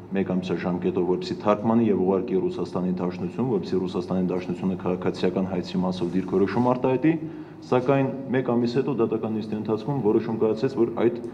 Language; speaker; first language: Armenian; native; Armenian